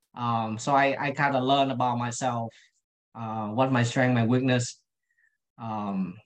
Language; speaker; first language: English; non-native, fluent; Vietnamese